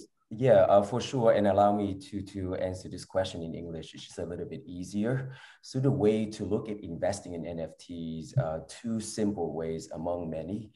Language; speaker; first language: English; early bilingual, other home language; Vietnamese